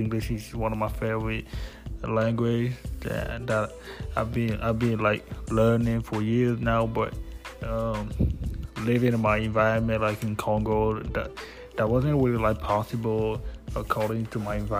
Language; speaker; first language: English; non-native, fluent; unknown